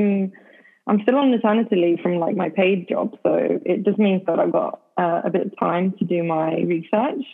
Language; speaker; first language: English; non-native, fluent; Swedish